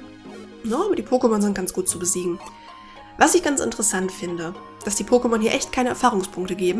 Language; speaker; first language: German; native; German